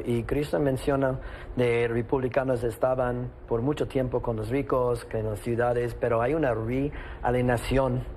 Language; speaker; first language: Spanish; non-native, fluent; English